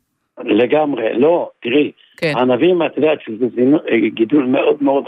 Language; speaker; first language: Hebrew; native; Hebrew